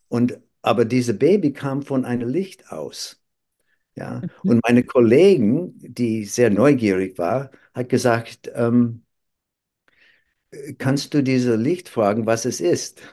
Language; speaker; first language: German; non-native, fluent; English